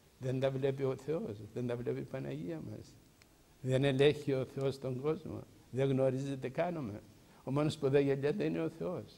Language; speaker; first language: Greek; native; Greek